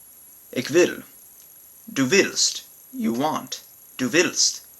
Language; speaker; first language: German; non-native, learner; English